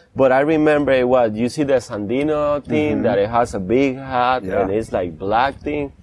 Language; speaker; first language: English; early bilingual, other home language; Spanish